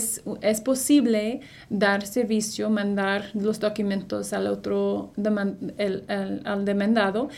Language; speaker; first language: Spanish; non-native, fluent; English